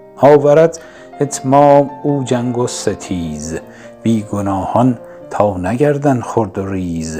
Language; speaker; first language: Persian; native; Persian